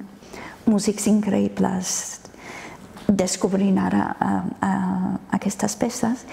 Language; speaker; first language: Catalan; non-native, fluent; English